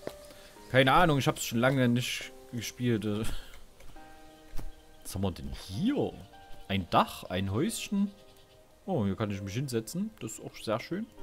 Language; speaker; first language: German; native; German